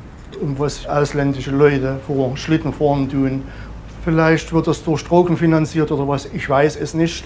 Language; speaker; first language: German; native; German